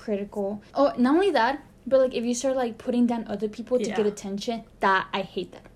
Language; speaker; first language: English; early bilingual, other home language; Spanish